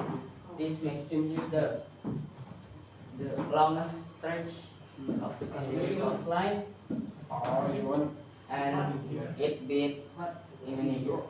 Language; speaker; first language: English; non-native, learner; Indonesian